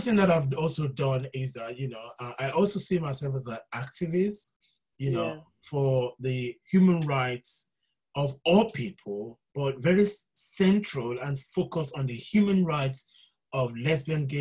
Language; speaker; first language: English; non-native, local second language; Yoruba